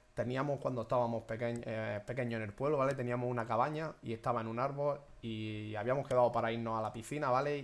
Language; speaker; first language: Spanish; native; Spanish